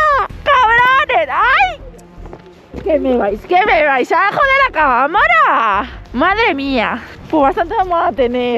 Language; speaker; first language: Spanish; native; Spanish